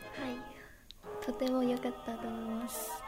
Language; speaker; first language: Japanese; non-native, learner; Chinese